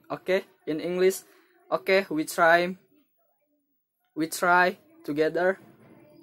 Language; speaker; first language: English; non-native, learner; Indonesian